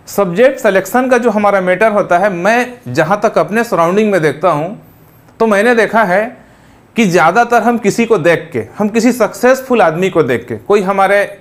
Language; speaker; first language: Hindi; native; Hindi